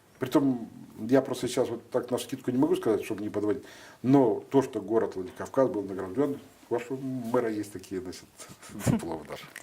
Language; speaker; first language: Russian; native; Russian